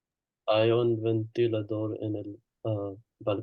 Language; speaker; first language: Spanish; non-native, learner; English